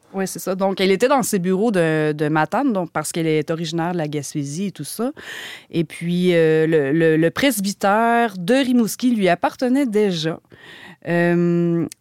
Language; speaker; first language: French; native; French